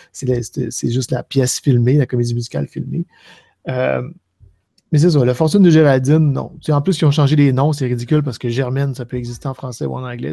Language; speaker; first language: French; native; French